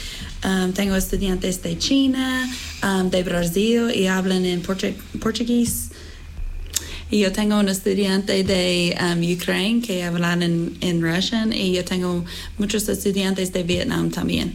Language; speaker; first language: Spanish; non-native, learner; English